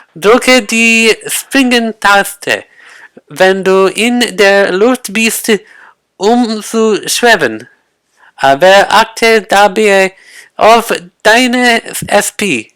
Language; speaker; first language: German; non-native, learner; English